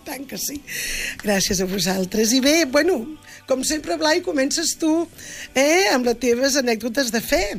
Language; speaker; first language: Catalan; native; Catalan